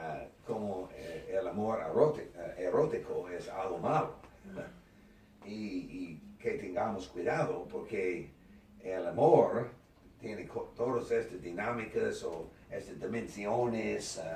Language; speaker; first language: Spanish; non-native, learner; English